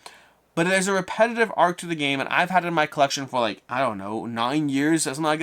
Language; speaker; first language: English; native; English